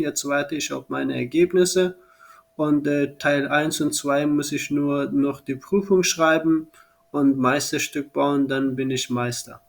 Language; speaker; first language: German; non-native, fluent; Pashto